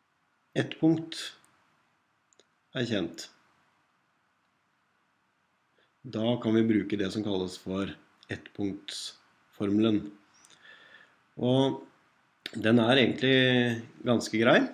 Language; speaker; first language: Norwegian; native; Norwegian